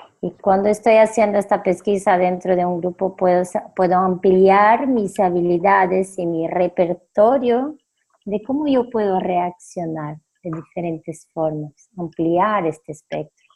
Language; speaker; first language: Spanish; non-native, fluent; Portuguese